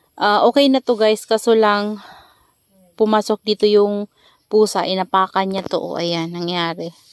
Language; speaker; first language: Filipino; native; Filipino